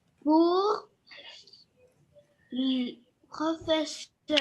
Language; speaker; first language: French; non-native, learner; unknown